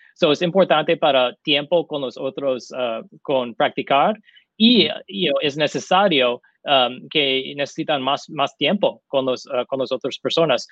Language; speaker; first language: Spanish; non-native, learner; English